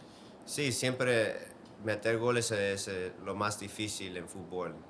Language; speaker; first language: Spanish; early bilingual, heritage; Spanish